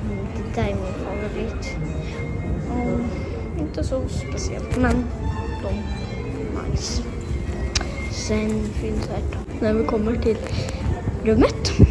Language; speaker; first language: Swedish; early bilingual, other home language; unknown